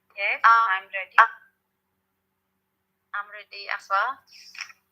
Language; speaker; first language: English; non-native, learner; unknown